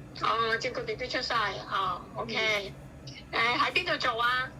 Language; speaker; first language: Chinese; non-native, learner; Indonesian